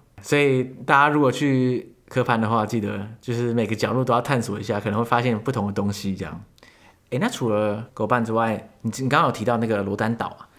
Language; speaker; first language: Chinese; native; Chinese